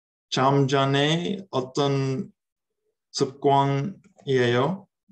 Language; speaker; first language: Korean; non-native, learner; English